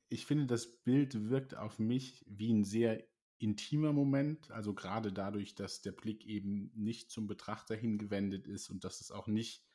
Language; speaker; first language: German; native; German